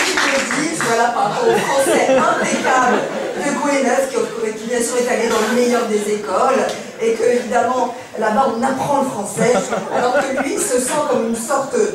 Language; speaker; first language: French; native; French